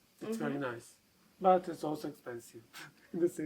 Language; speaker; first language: English; non-native, learner; Serbian